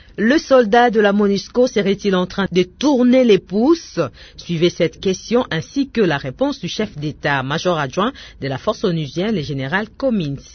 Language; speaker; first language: French; non-native, local second language; Lingala